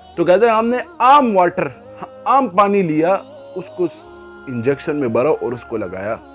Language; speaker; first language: Urdu; non-native, local second language; Pashto